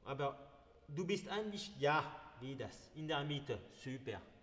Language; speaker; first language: German; non-native, learner; French